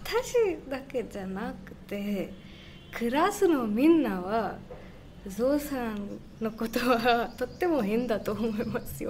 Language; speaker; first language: Japanese; non-native, learner; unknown